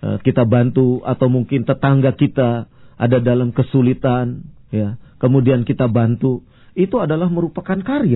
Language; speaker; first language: Indonesian; native; Indonesian